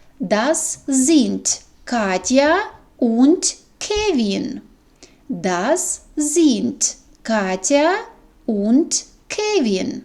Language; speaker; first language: German; non-native, fluent; Ukrainian